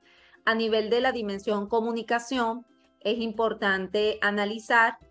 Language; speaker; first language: Spanish; native; Spanish